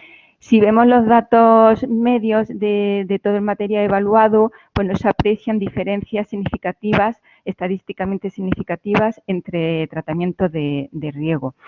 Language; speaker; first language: Spanish; native; Spanish